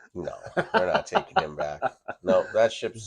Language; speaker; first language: English; native; English